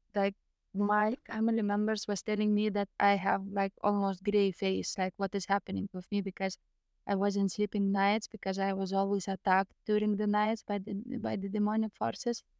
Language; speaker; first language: English; non-native, fluent; Lithuanian